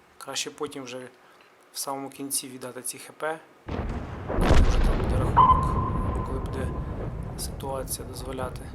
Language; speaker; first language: Ukrainian; non-native, local second language; Russian